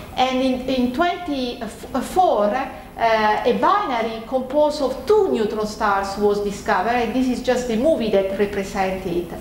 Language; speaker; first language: English; non-native, fluent; Italian